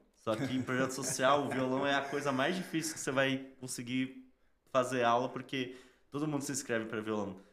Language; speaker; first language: Portuguese; native; Portuguese